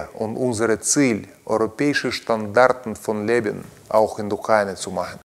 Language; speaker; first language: German; non-native, learner; Russian